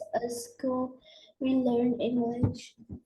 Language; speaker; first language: English; non-native, learner; Vietnamese